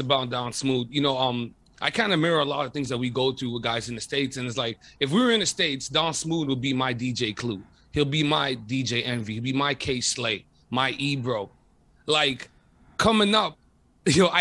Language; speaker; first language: English; native; English